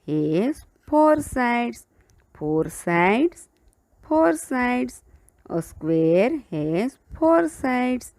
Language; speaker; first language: English; non-native, local second language; Gujarati